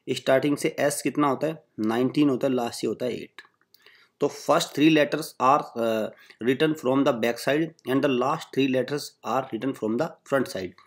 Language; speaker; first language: Hindi; native; Hindi